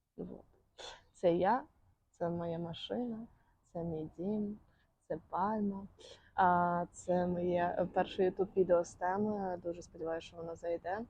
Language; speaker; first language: Ukrainian; non-native, local second language; Russian